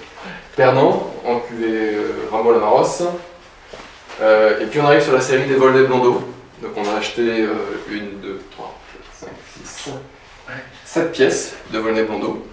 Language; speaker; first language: French; native; French